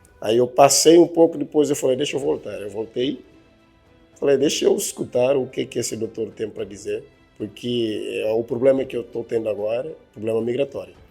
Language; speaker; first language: Portuguese; non-native, local second language; Upper Guinea Crioulo